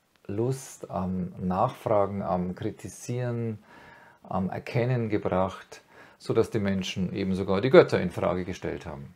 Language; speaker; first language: German; native; German